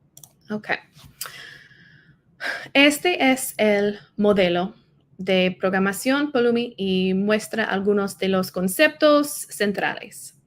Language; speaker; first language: Spanish; non-native, learner; English